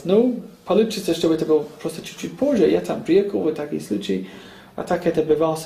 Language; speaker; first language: Russian; non-native, learner; English